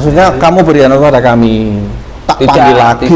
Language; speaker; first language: Indonesian; native; Indonesian